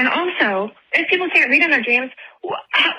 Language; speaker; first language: English; native; English